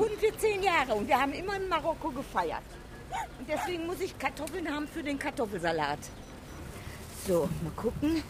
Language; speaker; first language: German; native; German